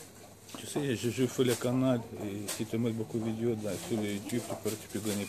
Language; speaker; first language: French; non-native, fluent; Russian